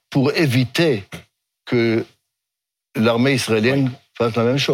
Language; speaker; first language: French; non-native, fluent; Hebrew